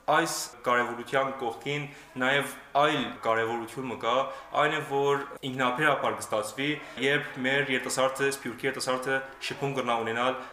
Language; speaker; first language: Armenian; early bilingual, heritage; Armenian